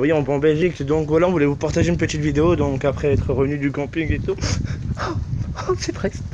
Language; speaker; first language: French; native; French